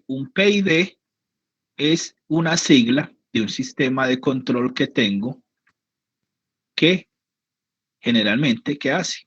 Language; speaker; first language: Spanish; native; Spanish